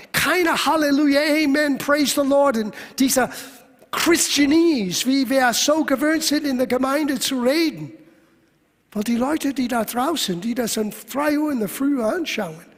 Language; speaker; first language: German; non-native, fluent; English